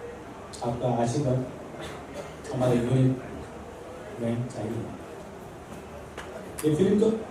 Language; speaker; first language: Hindi; non-native, local second language; Telugu